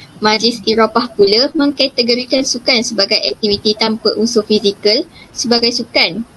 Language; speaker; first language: Malay; native; Malay